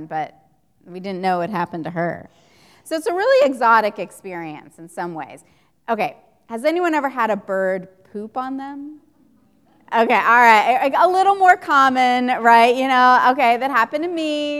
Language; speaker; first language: English; native; English